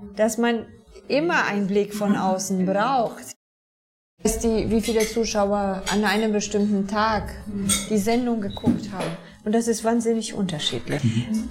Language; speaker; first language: German; non-native, fluent; Polish